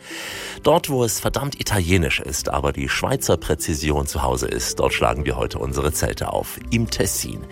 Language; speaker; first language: German; native; German